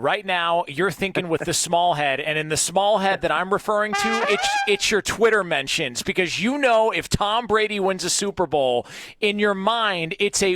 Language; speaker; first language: English; native; English